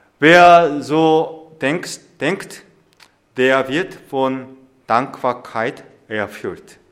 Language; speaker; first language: German; non-native, fluent; Korean